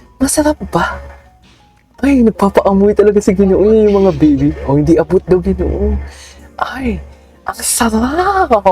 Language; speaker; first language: Filipino; non-native, local second language; Hiligaynon